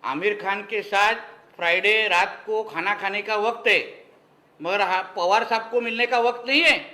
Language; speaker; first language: Hindi; non-native, local second language; Marathi